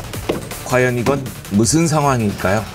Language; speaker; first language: Korean; native; Korean